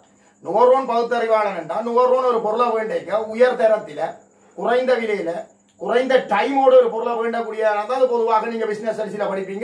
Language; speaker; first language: Tamil; native; Tamil